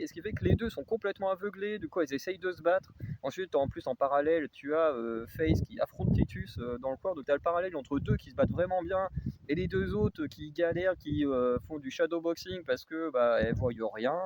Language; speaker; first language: French; native; French